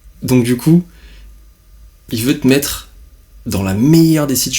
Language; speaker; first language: French; native; French